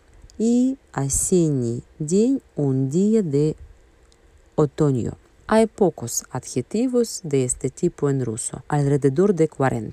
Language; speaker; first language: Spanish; non-native, fluent; Russian